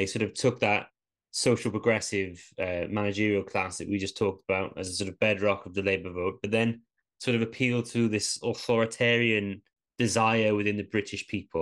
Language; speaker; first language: English; native; English